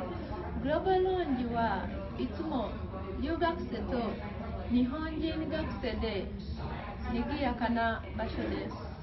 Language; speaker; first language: Japanese; non-native, learner; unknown